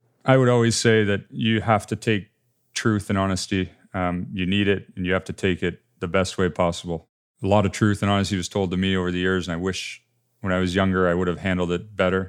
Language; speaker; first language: English; native; English